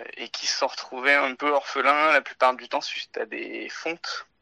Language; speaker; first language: French; native; French